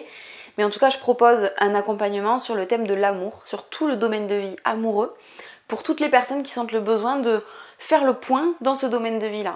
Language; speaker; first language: French; native; French